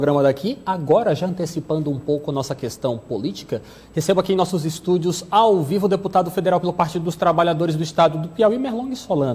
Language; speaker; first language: Portuguese; native; Portuguese